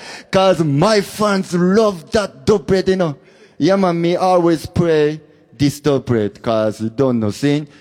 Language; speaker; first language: English; non-native, fluent; Japanese